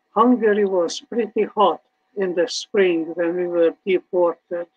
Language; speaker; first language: English; early bilingual, other home language; Hungarian